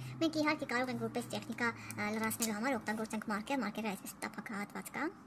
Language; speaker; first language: Armenian; early bilingual, heritage; Armenian